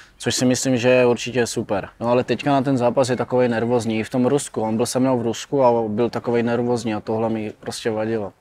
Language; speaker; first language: Czech; native; Czech